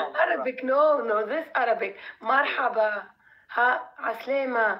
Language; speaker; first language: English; non-native, learner; Arabic